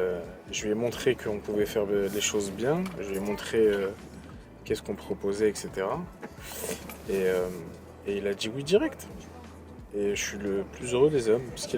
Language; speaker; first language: French; native; French